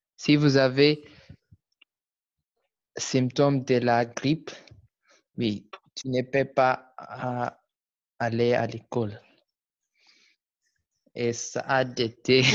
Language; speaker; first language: French; non-native, learner; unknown